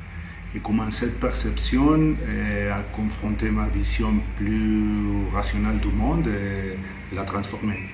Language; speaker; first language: French; non-native, fluent; Spanish